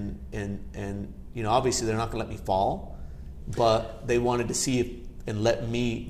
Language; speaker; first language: English; early bilingual, other home language; Gujarati